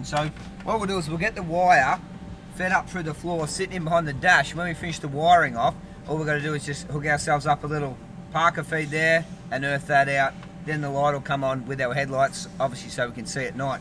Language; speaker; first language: English; native; English